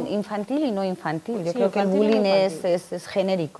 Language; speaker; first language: Spanish; native; Spanish